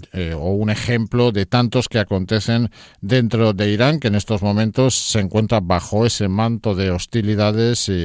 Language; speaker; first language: Spanish; native; Spanish